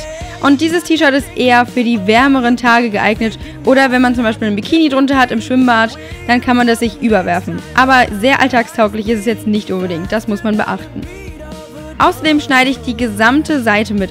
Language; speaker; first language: German; native; German